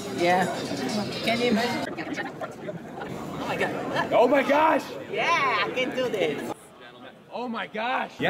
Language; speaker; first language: English; non-native, learner; Portuguese